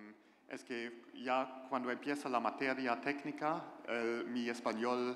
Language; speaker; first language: Spanish; non-native, fluent; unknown